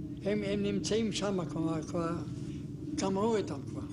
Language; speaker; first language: Hebrew; non-native, fluent; German